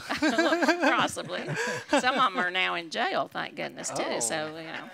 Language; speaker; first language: English; native; English